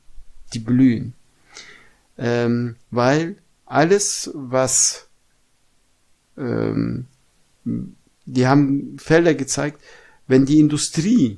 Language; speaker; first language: German; non-native, fluent; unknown